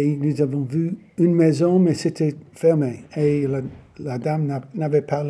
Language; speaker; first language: French; non-native, learner; English